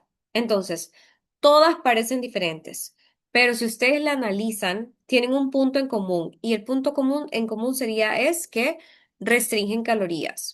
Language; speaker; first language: Spanish; native; Spanish